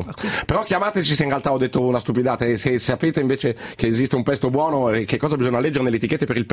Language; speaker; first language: Italian; native; Italian